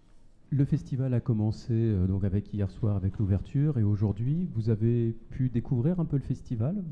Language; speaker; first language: French; native; French